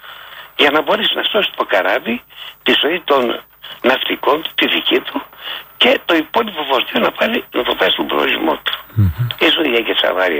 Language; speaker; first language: Greek; native; Greek